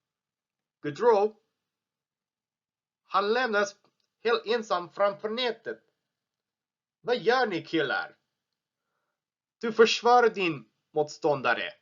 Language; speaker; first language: Swedish; non-native, learner; English